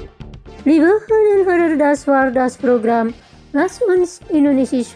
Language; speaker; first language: German; non-native, fluent; Indonesian